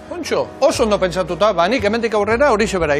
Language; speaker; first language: Basque; native; Basque